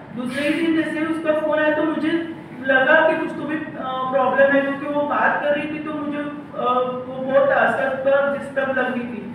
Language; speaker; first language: Hindi; non-native, local second language; Marathi